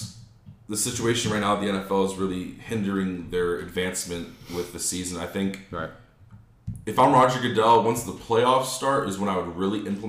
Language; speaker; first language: English; native; English